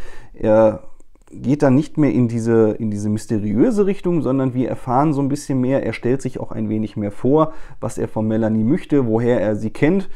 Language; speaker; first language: German; native; German